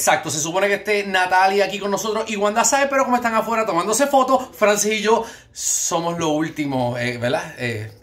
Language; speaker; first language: Spanish; native; Spanish